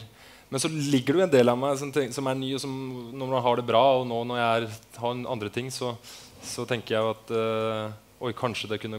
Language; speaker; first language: Norwegian; native; Norwegian